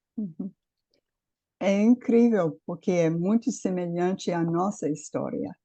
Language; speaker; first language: Portuguese; non-native, fluent; English